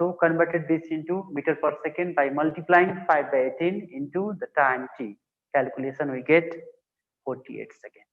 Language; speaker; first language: English; non-native, local second language; Nepali